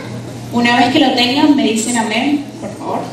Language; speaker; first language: Spanish; native; Spanish